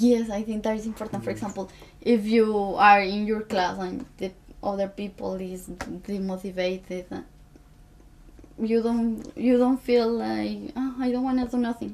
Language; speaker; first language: English; non-native, fluent; Spanish